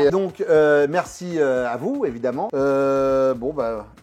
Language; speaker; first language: French; native; French